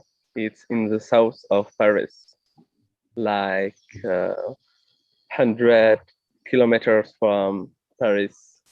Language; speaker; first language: English; non-native, fluent; French